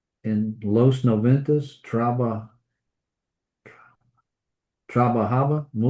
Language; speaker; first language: Spanish; non-native, learner; English